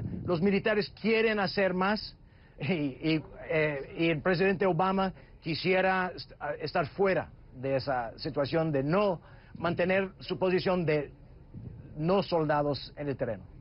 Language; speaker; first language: Spanish; non-native, fluent; English